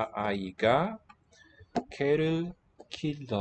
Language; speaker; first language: Korean; non-native, learner; English